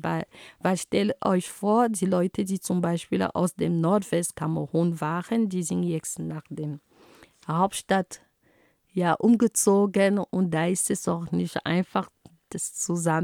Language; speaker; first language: German; non-native, fluent; Ghomala